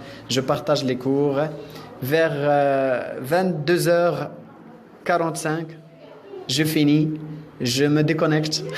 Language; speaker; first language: French; non-native, local second language; Arabic